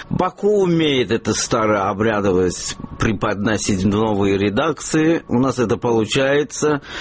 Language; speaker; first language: Russian; non-native, local second language; Azerbaijani